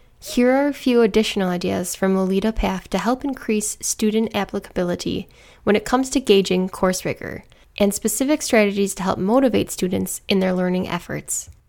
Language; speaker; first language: English; native; English